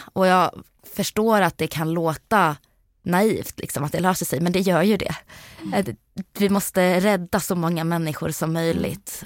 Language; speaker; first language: Swedish; early bilingual, other home language; Bosnian